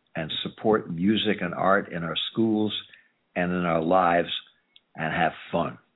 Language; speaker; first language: English; native; English